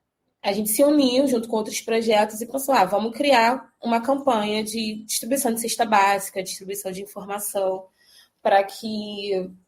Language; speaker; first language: Portuguese; native; Portuguese